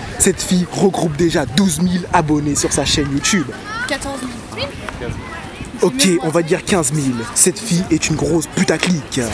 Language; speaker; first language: French; native; French